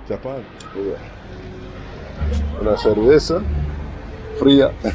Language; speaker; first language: Spanish; non-native, learner; English